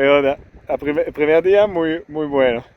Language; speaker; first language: Spanish; non-native, learner; French